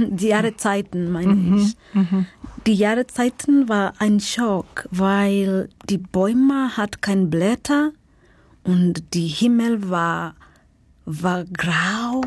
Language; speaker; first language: German; non-native, fluent; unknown